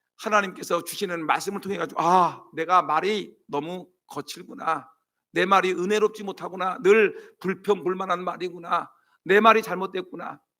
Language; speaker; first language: Korean; native; Korean